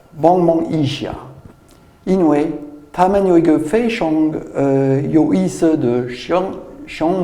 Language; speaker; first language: Chinese; non-native, learner; French